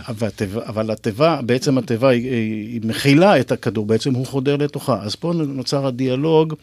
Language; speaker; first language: Hebrew; native; Hebrew